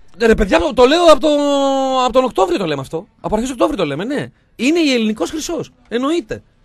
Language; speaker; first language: Greek; native; Greek